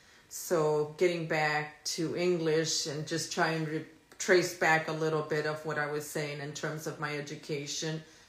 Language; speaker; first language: English; early bilingual, other home language; Spanish